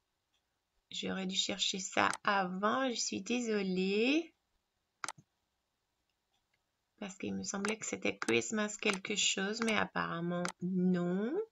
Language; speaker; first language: French; non-native, fluent; Spanish